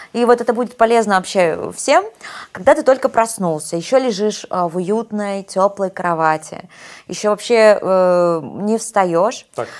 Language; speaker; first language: Russian; native; Russian